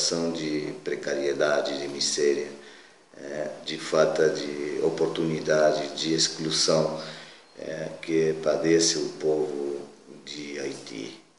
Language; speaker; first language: Portuguese; non-native, fluent; Spanish